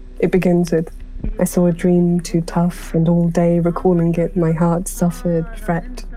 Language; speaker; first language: English; early bilingual, other home language; Pahari-Potwari